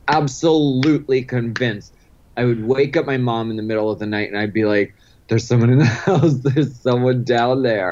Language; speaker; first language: English; native; English